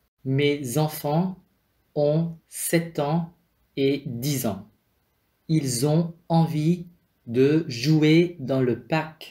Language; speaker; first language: French; non-native, fluent; Vietnamese